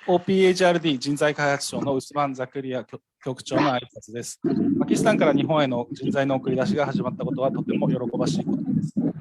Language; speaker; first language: Japanese; native; Japanese